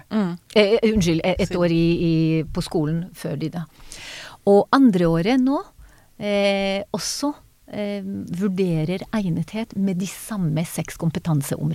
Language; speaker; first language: Norwegian; non-native, fluent; Hebrew